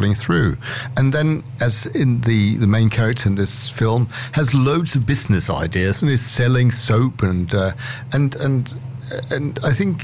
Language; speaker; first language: English; native; English